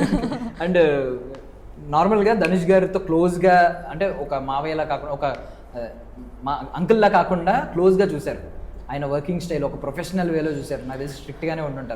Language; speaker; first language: Telugu; native; Telugu